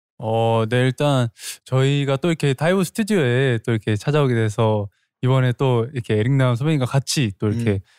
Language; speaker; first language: Korean; native; Korean